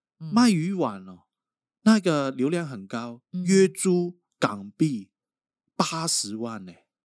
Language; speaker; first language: Chinese; non-native, local second language; Cantonese